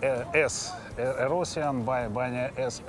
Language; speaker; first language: Basque; non-native, learner; Russian